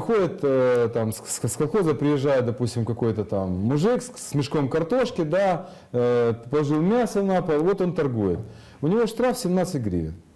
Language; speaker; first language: Russian; native; Russian